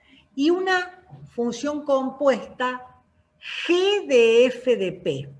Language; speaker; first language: Spanish; native; Spanish